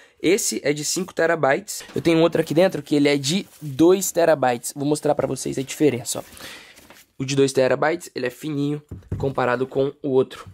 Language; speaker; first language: Portuguese; native; Portuguese